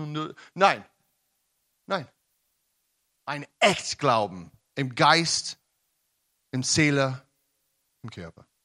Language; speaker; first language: German; non-native, learner; English